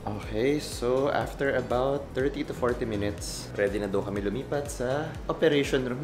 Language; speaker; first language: English; non-native, local second language; Filipino